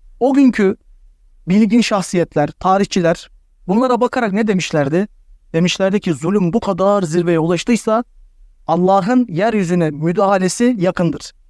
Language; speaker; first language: Turkish; native; Turkish